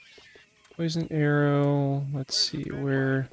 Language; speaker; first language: English; native; English